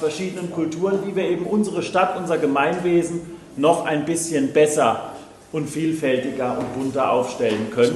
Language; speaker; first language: German; native; German